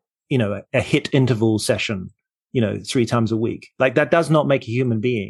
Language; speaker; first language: English; native; English